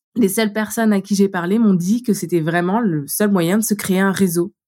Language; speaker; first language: French; native; French